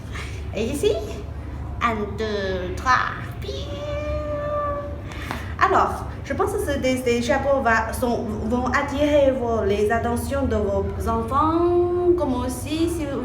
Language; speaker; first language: French; non-native, fluent; Chinese